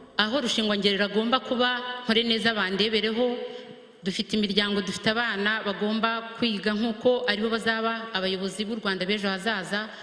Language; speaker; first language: Kinyarwanda; native; Kinyarwanda